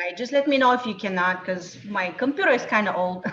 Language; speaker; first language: English; non-native, fluent; Bulgarian